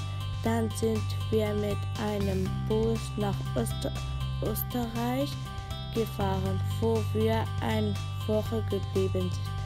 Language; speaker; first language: German; early bilingual, other home language; Arabic